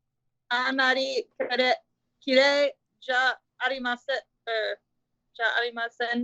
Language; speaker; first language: Japanese; non-native, learner; English